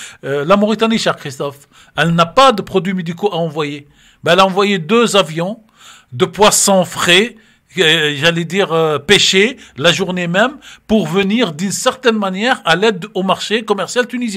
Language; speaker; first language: French; native; French